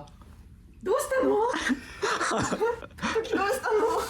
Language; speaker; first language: Japanese; non-native, fluent; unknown